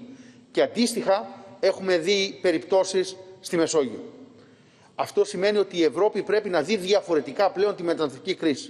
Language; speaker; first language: Greek; native; Greek